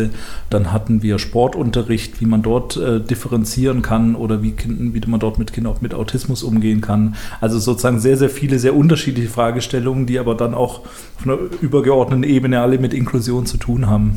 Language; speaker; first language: German; native; German